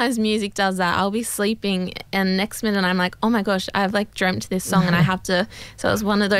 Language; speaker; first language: English; native; English